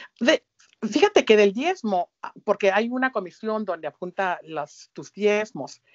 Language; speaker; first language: Spanish; early bilingual, heritage; Spanish